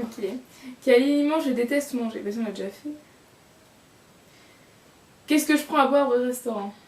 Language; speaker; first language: French; native; French